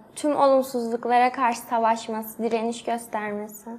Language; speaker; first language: Turkish; native; Turkish